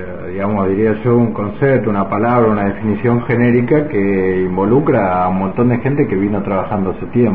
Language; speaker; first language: Spanish; native; Spanish